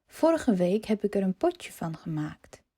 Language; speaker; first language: Dutch; non-native, fluent; Polish